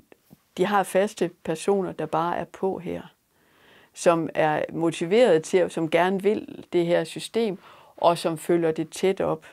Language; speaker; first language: Danish; native; Danish